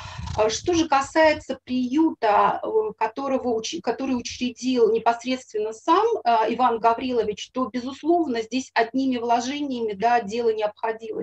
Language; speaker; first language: Russian; native; Russian